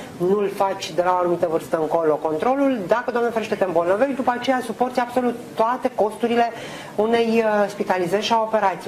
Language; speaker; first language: Romanian; native; Romanian